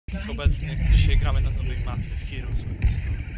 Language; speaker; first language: Polish; native; Polish